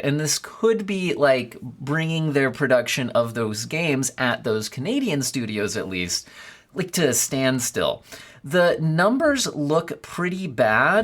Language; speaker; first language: English; native; English